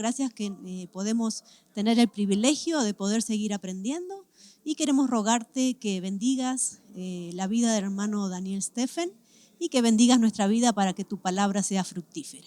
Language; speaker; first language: Spanish; native; Spanish